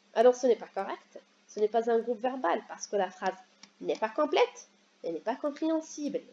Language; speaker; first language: French; non-native, local second language; Arabic